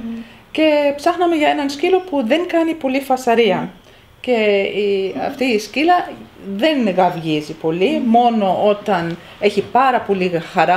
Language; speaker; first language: Greek; non-native, fluent; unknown